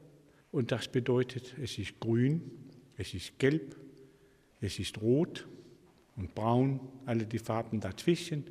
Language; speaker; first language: German; non-native, fluent; Danish